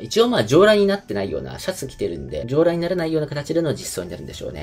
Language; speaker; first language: Japanese; native; Japanese